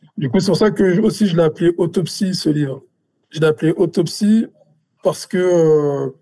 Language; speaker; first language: French; native; French